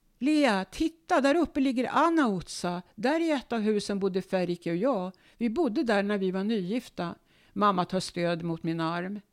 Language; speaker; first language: Swedish; native; Swedish